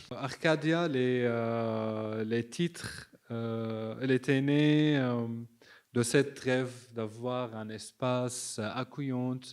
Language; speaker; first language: French; non-native, fluent; Arabic